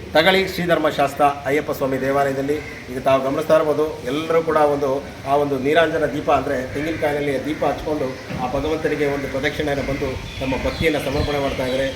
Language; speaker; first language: Kannada; native; Kannada